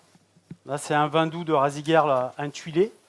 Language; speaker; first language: French; native; French